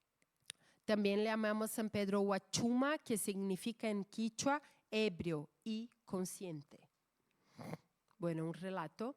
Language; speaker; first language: Spanish; non-native, fluent; Portuguese